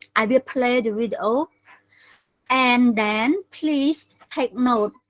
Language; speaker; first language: English; non-native, learner; Khmer